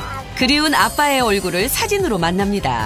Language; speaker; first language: Korean; native; Korean